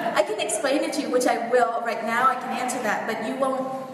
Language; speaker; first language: English; non-native, fluent; Vietnamese